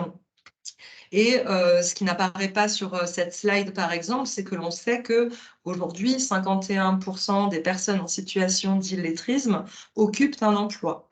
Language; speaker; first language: French; native; French